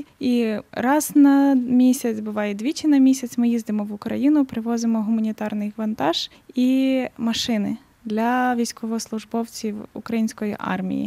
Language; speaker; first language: Ukrainian; native; Ukrainian